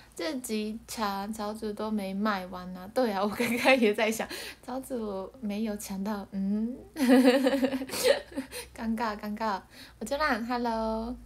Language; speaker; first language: Chinese; non-native, fluent; Japanese